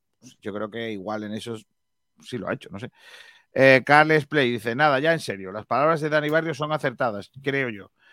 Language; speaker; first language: Spanish; native; Spanish